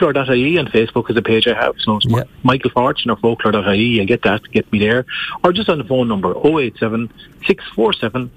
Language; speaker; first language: English; native; English